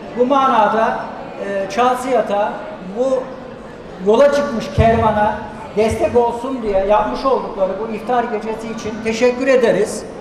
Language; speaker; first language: Turkish; native; Turkish